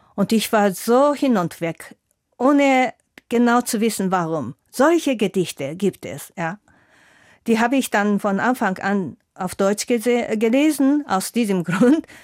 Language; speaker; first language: German; non-native, fluent; Japanese